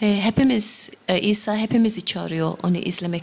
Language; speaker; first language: Turkish; non-native, fluent; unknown